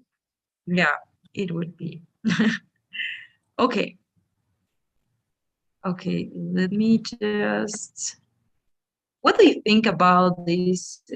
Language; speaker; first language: English; non-native, fluent; Spanish